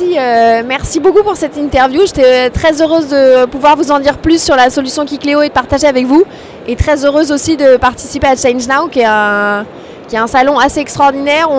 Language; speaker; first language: French; native; French